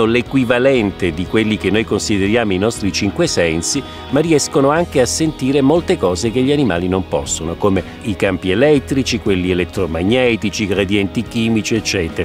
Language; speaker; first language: Italian; native; Italian